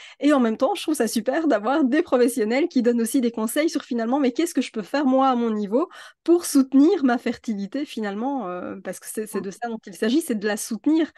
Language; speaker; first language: French; native; French